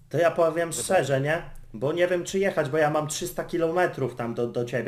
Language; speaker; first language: Polish; native; Polish